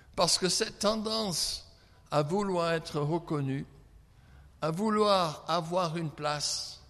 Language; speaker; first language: French; non-native, fluent; English